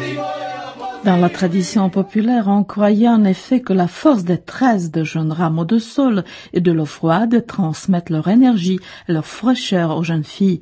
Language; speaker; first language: French; non-native, fluent; Czech